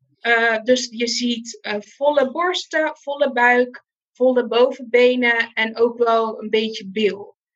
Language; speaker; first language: Dutch; non-native, local second language; Papiamento